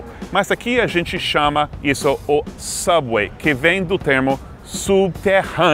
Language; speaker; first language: Portuguese; non-native, fluent; English